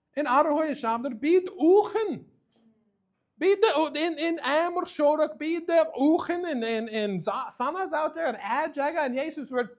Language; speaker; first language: Mongolian; non-native, learner; English